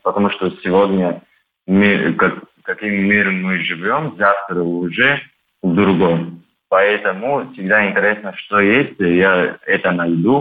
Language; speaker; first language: Russian; non-native, learner; Turkish